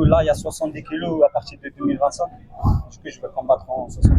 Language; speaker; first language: French; non-native, fluent; Persian